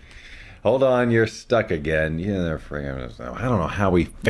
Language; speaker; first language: English; native; English